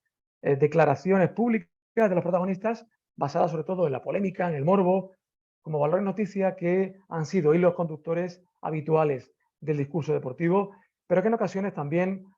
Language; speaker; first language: Spanish; native; Spanish